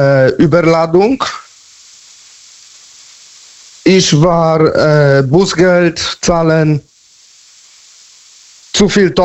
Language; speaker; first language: German; non-native, learner; Polish